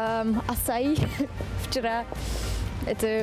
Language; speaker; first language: Russian; non-native, learner; Dutch